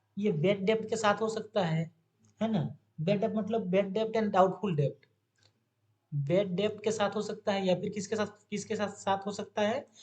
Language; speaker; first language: Hindi; native; Hindi